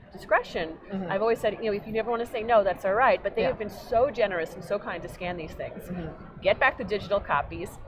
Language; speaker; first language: English; native; English